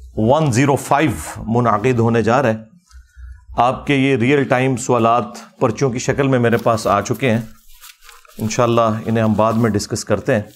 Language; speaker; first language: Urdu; non-native, local second language; Punjabi